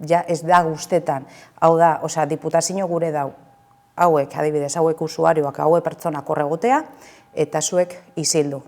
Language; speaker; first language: Basque; native; Basque